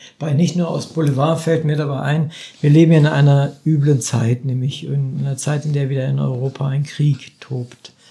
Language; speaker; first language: German; native; German